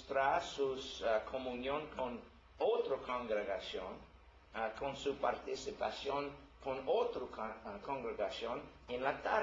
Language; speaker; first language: Spanish; non-native, learner; English